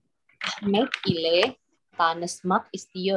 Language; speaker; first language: Turkish; non-native, learner; Indonesian